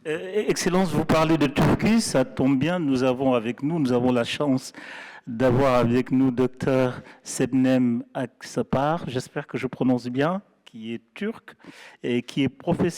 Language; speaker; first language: French; non-native, local second language; Wolof